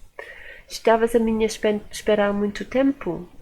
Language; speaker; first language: Portuguese; non-native, fluent; English